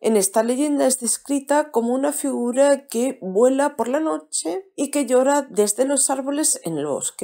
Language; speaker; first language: Spanish; native; Spanish